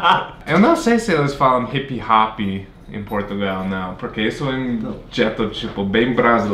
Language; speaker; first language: Portuguese; non-native, fluent; English